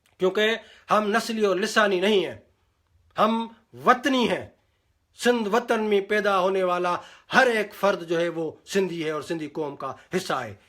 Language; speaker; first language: Urdu; non-native, local second language; Sindhi